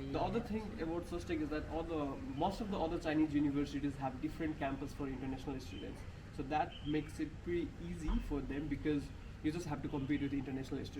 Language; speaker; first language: English; non-native, fluent; Nepali